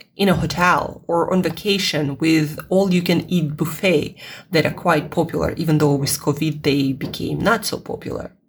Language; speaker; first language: English; non-native, fluent; Russian